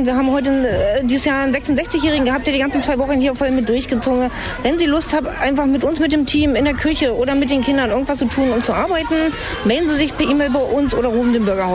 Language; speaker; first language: German; native; German